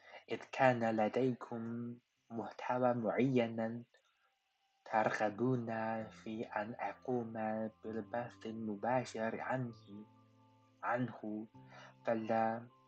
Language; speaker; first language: Arabic; non-native, fluent; Chinese